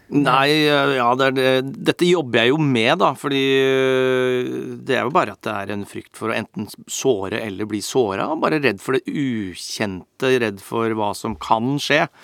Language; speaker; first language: Norwegian; native; Norwegian